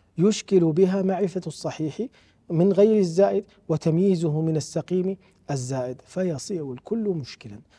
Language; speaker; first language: Arabic; native; Arabic